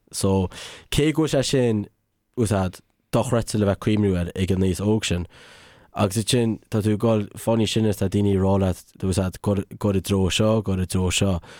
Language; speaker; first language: Irish; native; Irish